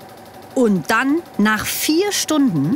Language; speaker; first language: German; native; German